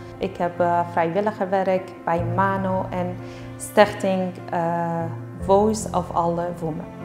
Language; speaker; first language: Dutch; non-native, learner; Persian